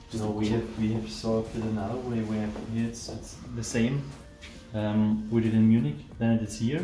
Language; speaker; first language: English; non-native, fluent; German